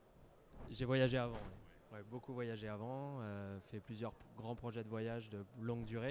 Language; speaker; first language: French; native; French